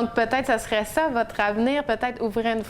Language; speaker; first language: French; native; French